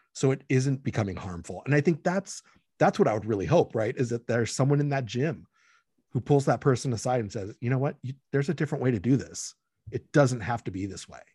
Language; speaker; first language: English; early bilingual, other home language; Spanish